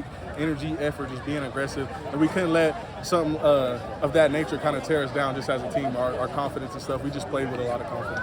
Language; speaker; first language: English; native; English